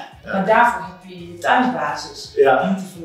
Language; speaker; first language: Dutch; native; Dutch